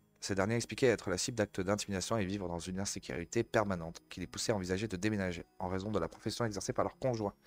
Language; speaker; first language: French; native; French